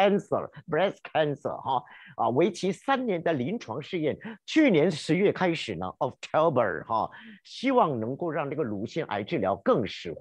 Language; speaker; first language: Chinese; native; Chinese